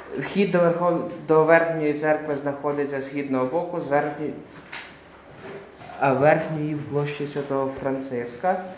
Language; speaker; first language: Ukrainian; native; Ukrainian